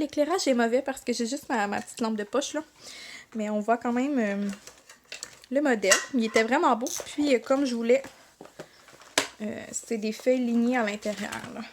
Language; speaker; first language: French; native; French